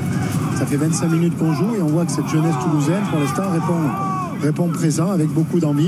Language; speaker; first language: French; native; French